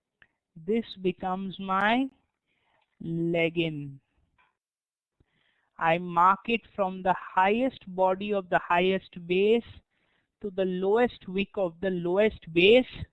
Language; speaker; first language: English; non-native, local second language; Hindi